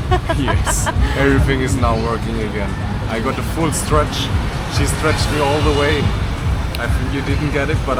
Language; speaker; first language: English; non-native, fluent; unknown